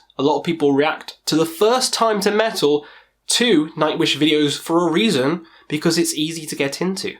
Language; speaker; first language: English; native; English